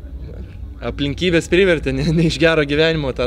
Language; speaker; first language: Lithuanian; native; Lithuanian